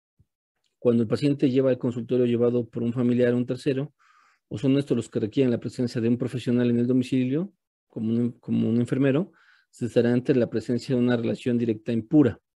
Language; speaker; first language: Spanish; native; Spanish